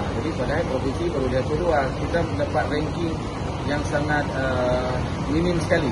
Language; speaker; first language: Indonesian; non-native, local second language; Achinese